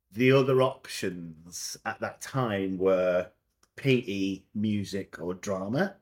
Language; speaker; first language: English; native; English